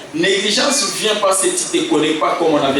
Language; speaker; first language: French; non-native, local second language; Lingala